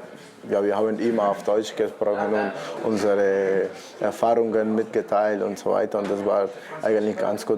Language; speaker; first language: German; non-native, fluent; Spanish